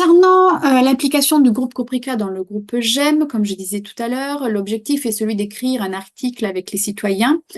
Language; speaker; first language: French; native; French